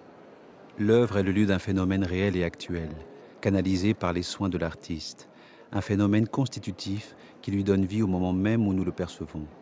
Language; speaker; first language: French; native; French